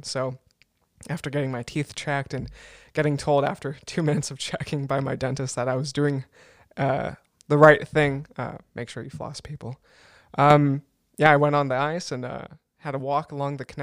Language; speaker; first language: English; native; English